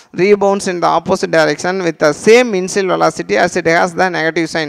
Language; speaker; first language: English; non-native, local second language; Tamil